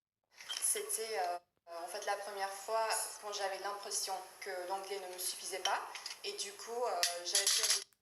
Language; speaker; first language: French; non-native, fluent; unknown